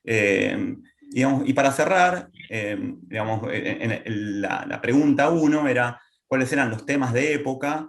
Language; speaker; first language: Spanish; native; Spanish